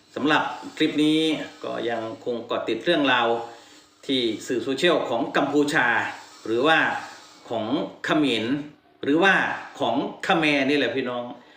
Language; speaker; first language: Thai; native; Thai